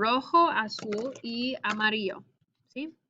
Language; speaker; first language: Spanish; non-native, fluent; English